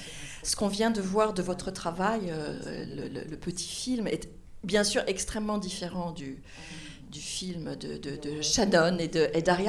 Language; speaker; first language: French; native; French